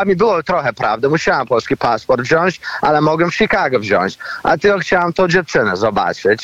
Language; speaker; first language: Polish; early bilingual, heritage; Polish